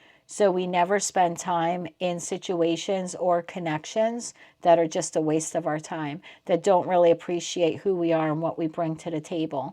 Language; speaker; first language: English; native; English